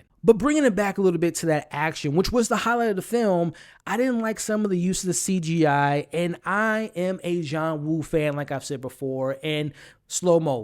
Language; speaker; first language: English; native; English